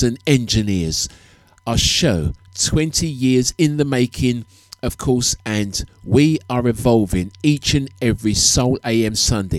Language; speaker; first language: English; native; English